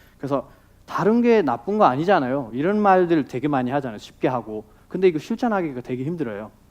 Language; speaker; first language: Korean; non-native, fluent; Nepali